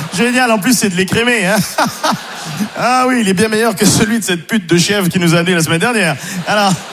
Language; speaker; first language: French; non-native, local second language; Haitian Creole